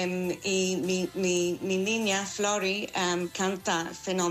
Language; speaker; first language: Spanish; non-native, fluent; English